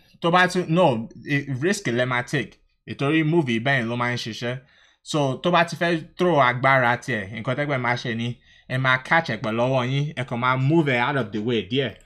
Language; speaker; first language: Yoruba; early bilingual, heritage; Yoruba